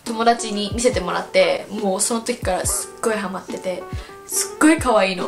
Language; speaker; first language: Japanese; early bilingual, heritage; Japanese